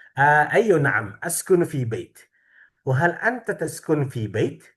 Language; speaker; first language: Arabic; non-native, fluent; Indonesian